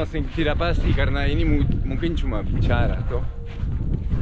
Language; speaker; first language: Indonesian; non-native, fluent; French